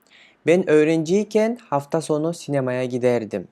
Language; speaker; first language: Turkish; non-native, fluent; Kyrgyz